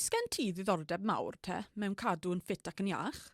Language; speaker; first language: Welsh; native; Welsh